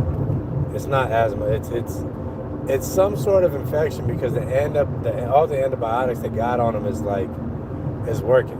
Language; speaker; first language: English; native; English